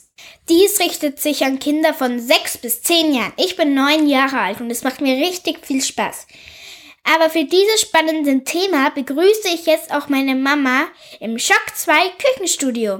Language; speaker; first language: German; native; German